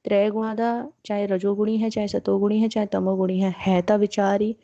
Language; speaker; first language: Hindi; non-native, local second language; Punjabi